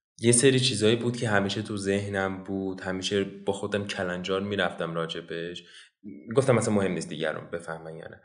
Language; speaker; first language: Persian; non-native, local second language; Azerbaijani